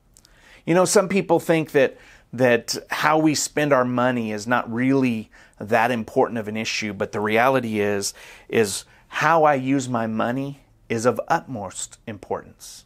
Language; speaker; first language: English; native; English